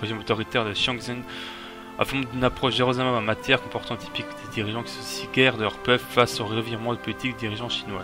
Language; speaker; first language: French; native; French